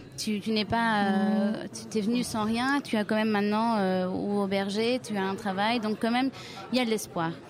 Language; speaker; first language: French; native; French